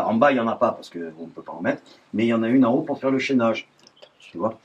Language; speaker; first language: French; native; French